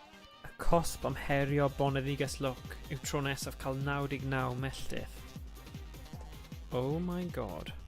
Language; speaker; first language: Welsh; non-native, local second language; English